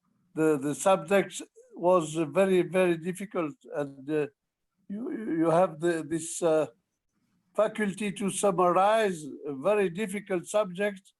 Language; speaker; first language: English; non-native, fluent; French